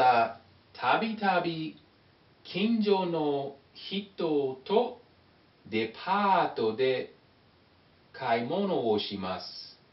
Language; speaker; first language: Japanese; non-native, learner; English